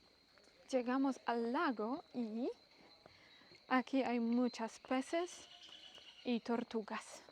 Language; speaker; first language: Spanish; non-native, learner; Polish